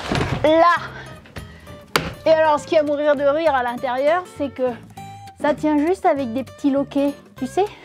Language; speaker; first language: French; native; French